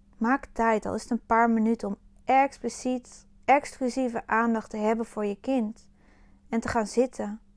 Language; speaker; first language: Dutch; native; Dutch